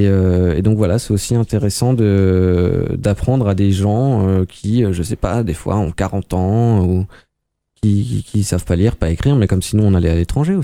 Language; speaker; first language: French; native; French